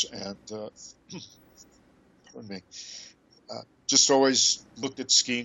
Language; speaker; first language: English; native; English